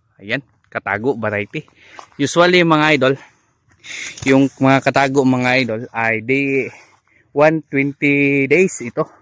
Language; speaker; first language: Filipino; non-native, local second language; Cebuano